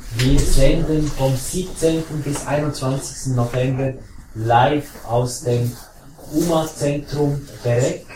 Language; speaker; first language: German; native; German